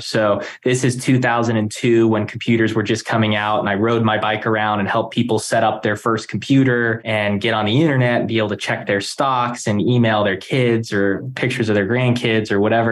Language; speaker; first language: English; native; English